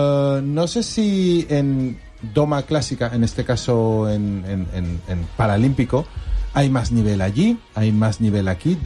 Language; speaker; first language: Spanish; native; Spanish